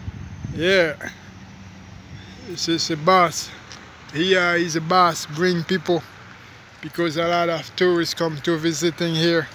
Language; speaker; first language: English; non-native, fluent; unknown